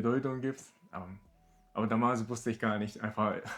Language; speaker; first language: German; non-native, learner; Japanese